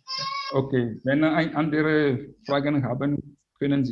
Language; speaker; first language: German; non-native, fluent; French